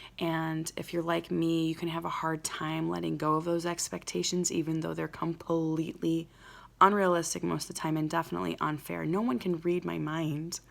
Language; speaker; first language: English; native; English